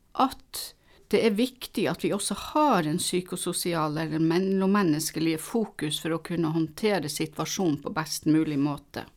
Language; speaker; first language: Norwegian; native; Norwegian